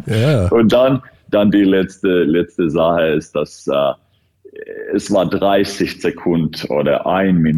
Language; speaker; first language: German; non-native, fluent; Finnish